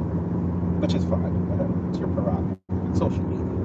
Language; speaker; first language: English; native; English